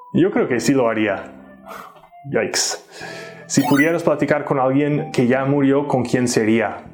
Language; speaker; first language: Spanish; non-native, fluent; English